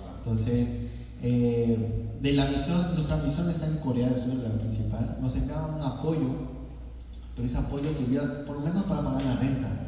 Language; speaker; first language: Spanish; early bilingual, other home language; Korean